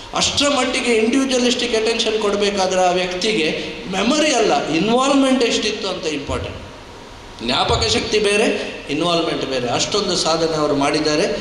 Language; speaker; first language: Kannada; non-native, local second language; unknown